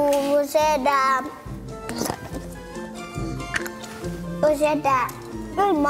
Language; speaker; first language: Arabic; native; Arabic